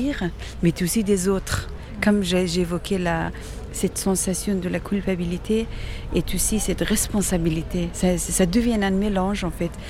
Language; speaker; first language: French; non-native, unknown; Persian